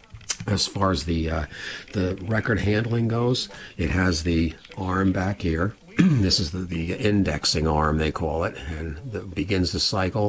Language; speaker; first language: English; native; English